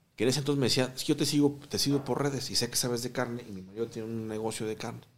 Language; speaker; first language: Spanish; native; Spanish